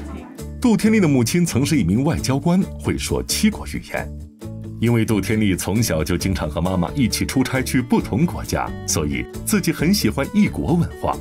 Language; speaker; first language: Chinese; native; Chinese